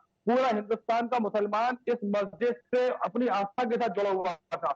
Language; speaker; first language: Hindi; native; Hindi